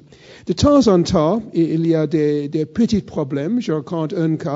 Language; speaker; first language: French; non-native, fluent; English